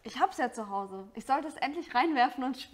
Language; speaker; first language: German; native; German